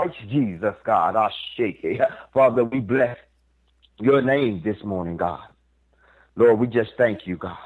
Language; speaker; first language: English; native; English